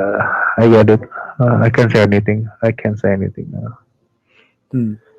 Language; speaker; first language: English; non-native, learner; Indonesian